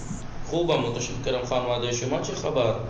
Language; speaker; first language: Persian; non-native, fluent; Urdu